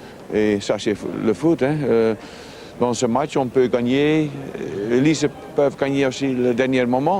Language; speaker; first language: French; non-native, local second language; Dutch